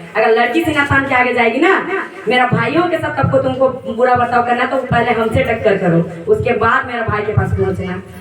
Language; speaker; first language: Hindi; native; Hindi